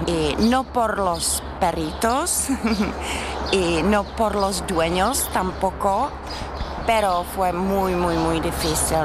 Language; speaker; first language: Spanish; non-native, learner; Czech